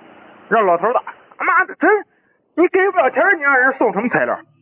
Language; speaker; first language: Chinese; native; Chinese